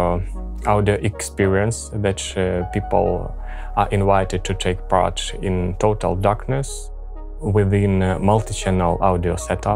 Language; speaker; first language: English; non-native, fluent; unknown